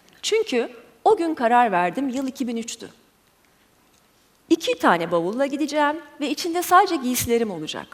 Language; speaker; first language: Turkish; native; Turkish